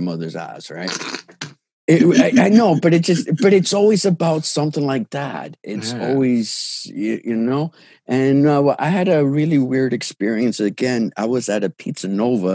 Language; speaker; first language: English; early bilingual, other home language; Portuguese